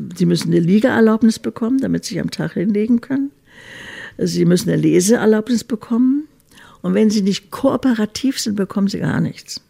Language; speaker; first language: German; native; German